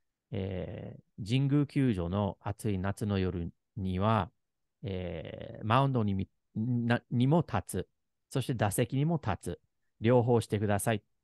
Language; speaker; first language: Japanese; non-native, fluent; English